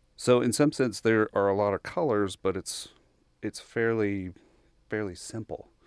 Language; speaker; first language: English; native; English